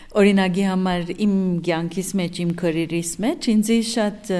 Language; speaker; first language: Armenian; early bilingual, heritage; Arabic